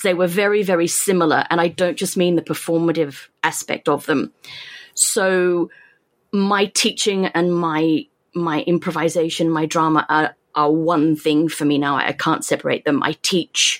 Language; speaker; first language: English; native; English